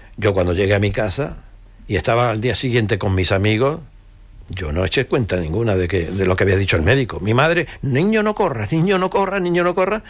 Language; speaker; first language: Spanish; native; Spanish